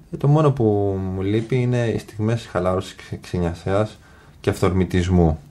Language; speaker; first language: Greek; early bilingual, other home language; English